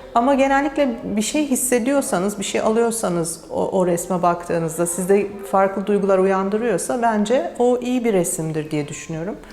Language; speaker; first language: Turkish; early bilingual, heritage; Turkish